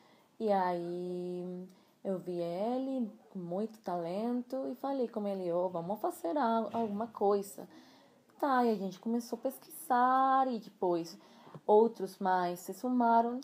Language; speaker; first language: Portuguese; non-native, fluent; Spanish